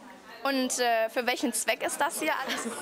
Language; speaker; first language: German; native; German